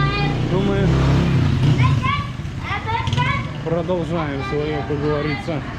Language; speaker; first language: Russian; native; Russian